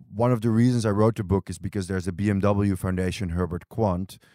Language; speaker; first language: English; non-native, fluent; Dutch